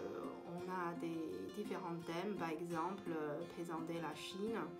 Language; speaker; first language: French; non-native, fluent; Chinese